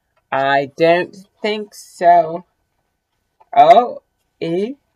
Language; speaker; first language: English; early bilingual, other home language; French